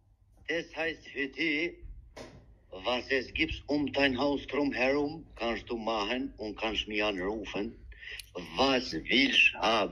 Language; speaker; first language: German; non-native, learner; Albanian